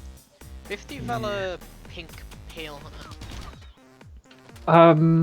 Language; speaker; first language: Welsh; non-native, local second language; English